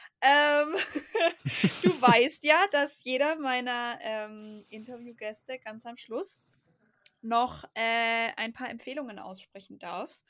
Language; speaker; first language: German; native; German